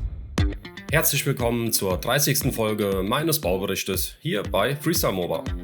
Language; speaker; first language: German; native; German